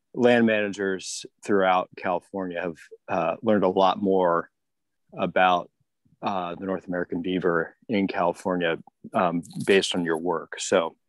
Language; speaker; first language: English; native; English